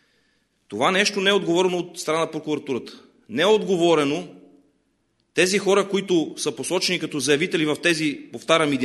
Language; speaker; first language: Bulgarian; native; Bulgarian